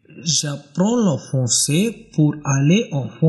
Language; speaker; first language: French; non-native, learner; Tamil